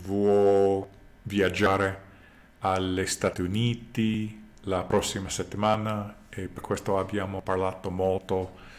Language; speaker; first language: Italian; non-native, learner; English